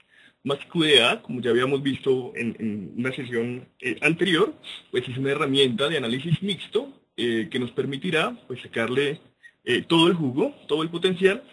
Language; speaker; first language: Spanish; native; Spanish